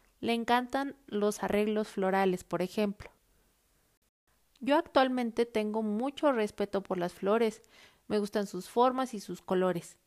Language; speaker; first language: Spanish; native; Spanish